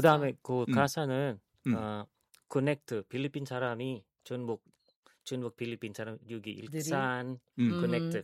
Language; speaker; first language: Korean; non-native, learner; Filipino